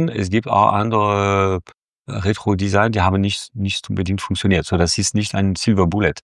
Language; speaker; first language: German; non-native, fluent; French